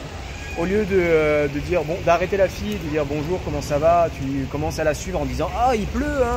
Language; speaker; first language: French; native; French